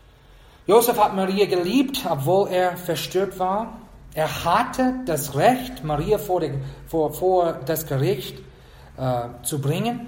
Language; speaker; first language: German; non-native, fluent; English